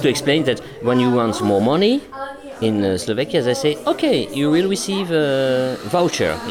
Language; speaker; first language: English; non-native, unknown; French